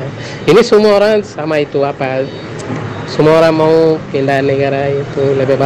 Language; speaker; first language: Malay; non-native, learner; Tamil